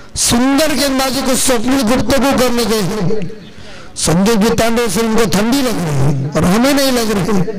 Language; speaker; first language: Hindi; non-native, local second language; Marathi